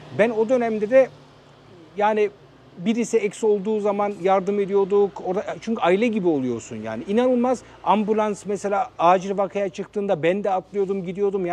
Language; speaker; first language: Turkish; early bilingual, heritage; Turkish